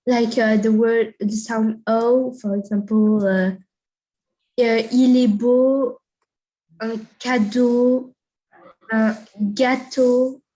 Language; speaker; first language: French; non-native, fluent; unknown